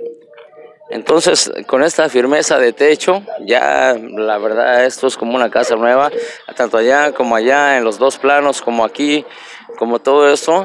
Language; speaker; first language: Spanish; native; Spanish